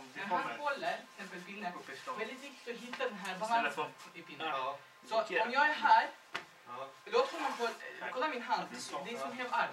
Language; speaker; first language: Swedish; non-native, fluent; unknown